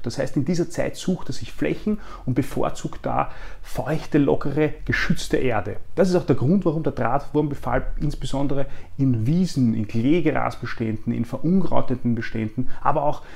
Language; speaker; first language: German; native; German